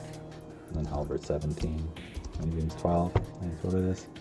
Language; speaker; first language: English; native; English